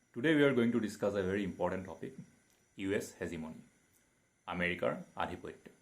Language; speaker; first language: English; non-native, local second language; Assamese